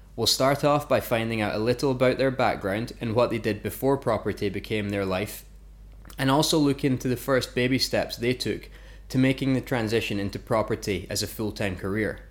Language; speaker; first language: English; native; English